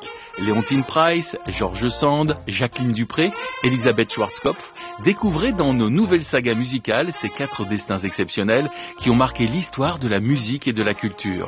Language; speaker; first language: French; native; French